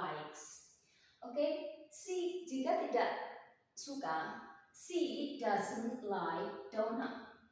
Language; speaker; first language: English; non-native, fluent; Indonesian